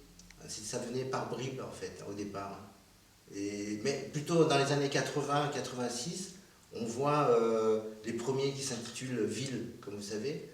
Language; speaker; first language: French; early bilingual, other home language; Korean